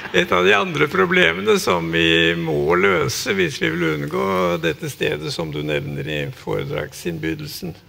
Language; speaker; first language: Norwegian; native; Norwegian